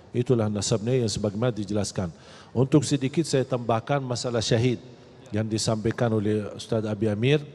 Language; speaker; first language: Malay; non-native, fluent; Arabic